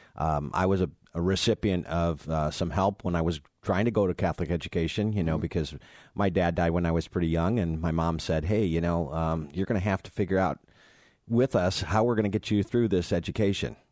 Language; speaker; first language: English; native; English